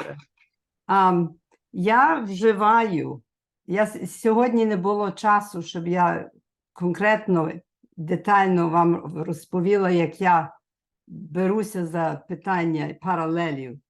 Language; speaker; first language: Ukrainian; early bilingual, heritage; Ukrainian